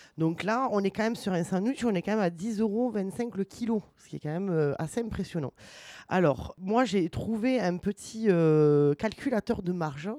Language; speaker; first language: French; native; French